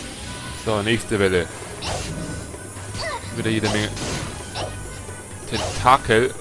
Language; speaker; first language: German; native; German